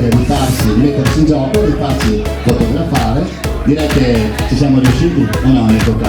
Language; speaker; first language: Italian; native; Italian